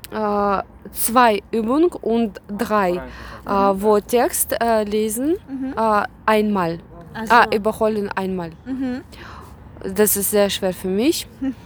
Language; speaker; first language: German; non-native, learner; Russian